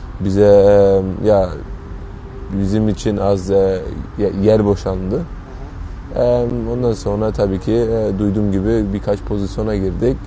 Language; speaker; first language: Turkish; early bilingual, heritage; Turkish